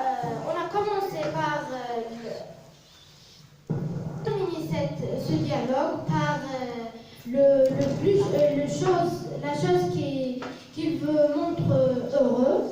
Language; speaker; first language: French; non-native, learner; Arabic